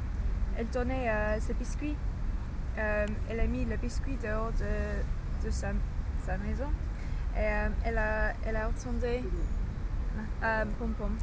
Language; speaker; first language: French; non-native, learner; English